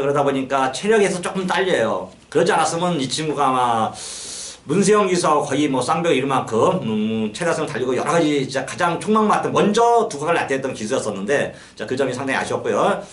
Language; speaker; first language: Korean; native; Korean